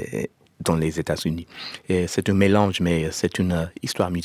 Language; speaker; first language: French; non-native, learner; English